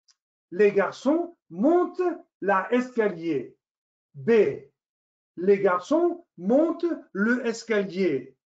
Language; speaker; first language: French; non-native, fluent; English